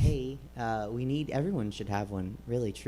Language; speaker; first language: English; native; English